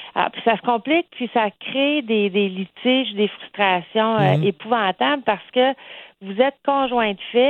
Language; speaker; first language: French; native; French